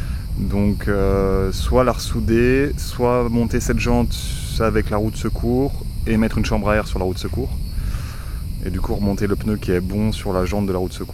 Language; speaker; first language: French; native; French